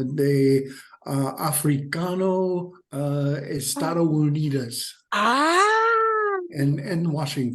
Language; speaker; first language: Spanish; non-native, learner; English